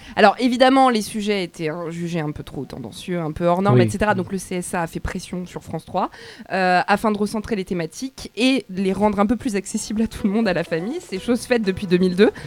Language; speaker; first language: French; native; French